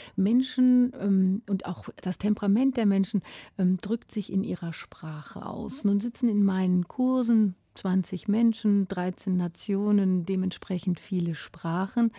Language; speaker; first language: German; native; German